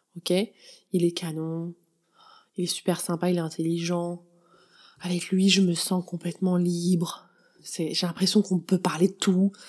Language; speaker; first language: French; native; French